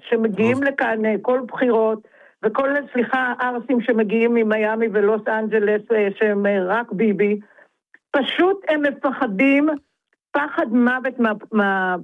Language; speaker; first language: Hebrew; native; Hebrew